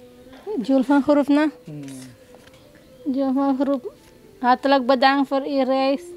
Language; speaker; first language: Dutch; non-native, local second language; Caribbean Hindustani